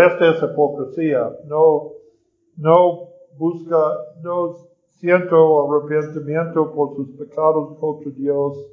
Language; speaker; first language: Spanish; non-native, learner; English